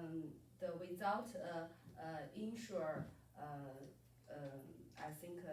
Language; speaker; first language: English; non-native, learner; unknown